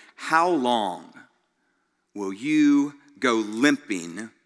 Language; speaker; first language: English; native; English